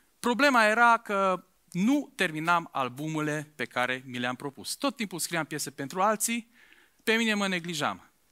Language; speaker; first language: Romanian; non-native, local second language; Hungarian